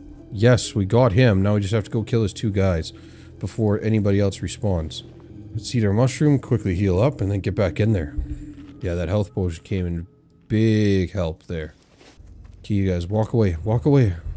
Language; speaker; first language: English; native; English